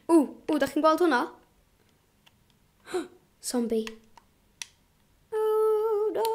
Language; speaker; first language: Welsh; non-native, local second language; English